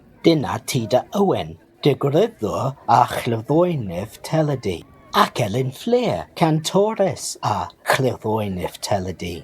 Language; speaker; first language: Welsh; non-native, learner; English